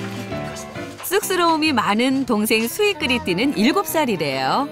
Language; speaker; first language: Korean; native; Korean